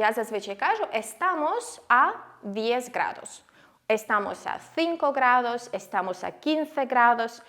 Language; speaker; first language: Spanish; non-native, fluent; Ukrainian